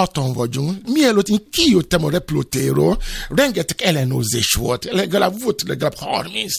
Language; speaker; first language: Hungarian; non-native, learner; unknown